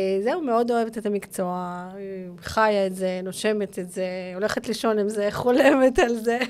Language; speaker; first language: Hebrew; non-native, fluent; Russian